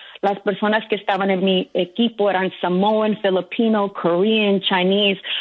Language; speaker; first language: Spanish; early bilingual, heritage; Spanish